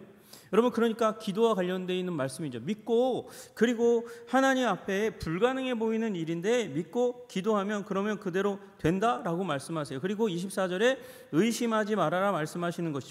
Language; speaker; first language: Korean; native; Korean